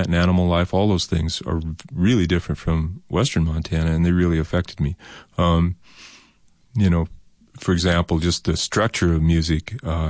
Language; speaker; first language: English; native; English